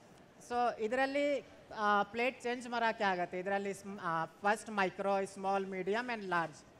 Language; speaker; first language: Kannada; non-native, local second language; Hindi